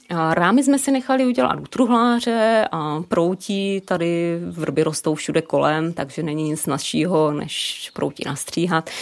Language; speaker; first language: Czech; native; Czech